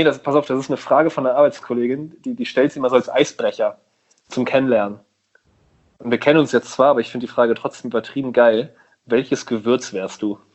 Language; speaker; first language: German; native; German